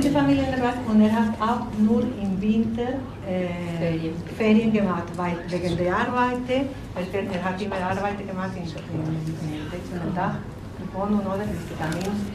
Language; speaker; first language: German; non-native, learner; Spanish